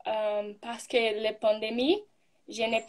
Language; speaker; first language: French; non-native, learner; Portuguese